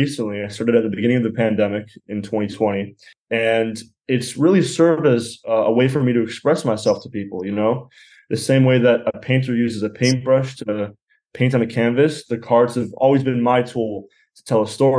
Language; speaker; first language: English; native; English